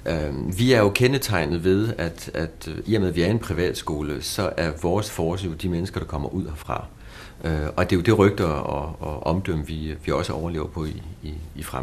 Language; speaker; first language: Danish; native; Danish